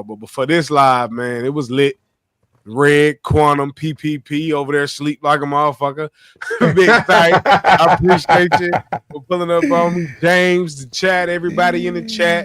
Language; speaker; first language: English; native; English